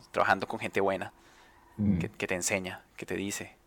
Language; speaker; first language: Spanish; native; Spanish